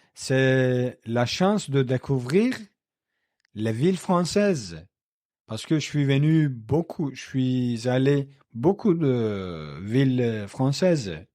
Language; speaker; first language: French; non-native, learner; Kurdish